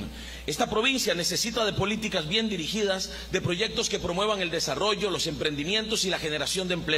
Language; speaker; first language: Spanish; native; Spanish